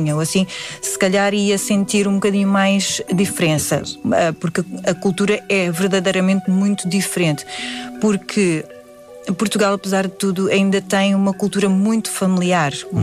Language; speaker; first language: Portuguese; early bilingual, other home language; Indonesian